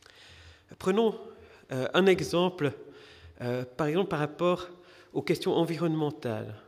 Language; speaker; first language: French; native; French